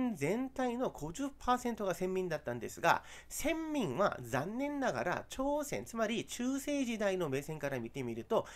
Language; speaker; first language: Japanese; non-native, fluent; Korean